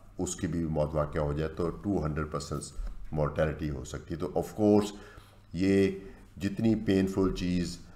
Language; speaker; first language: Urdu; native; Urdu